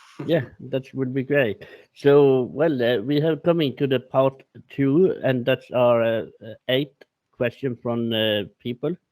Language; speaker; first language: English; non-native, learner; Swedish